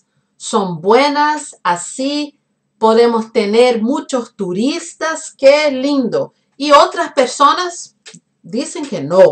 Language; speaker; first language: Spanish; non-native, fluent; Portuguese